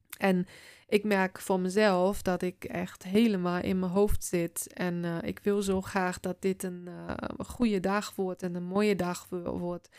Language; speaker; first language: Dutch; non-native, fluent; German